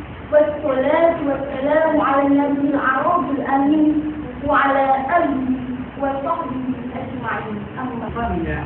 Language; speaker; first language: Arabic; non-native, learner; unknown